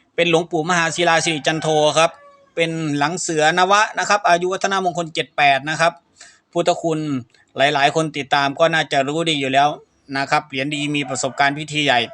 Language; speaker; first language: Thai; native; Thai